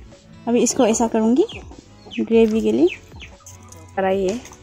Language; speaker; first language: Hindi; non-native, local second language; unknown